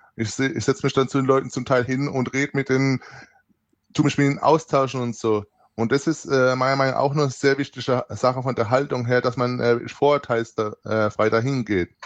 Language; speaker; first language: German; native; German